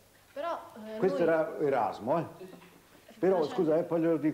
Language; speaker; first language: Italian; native; Italian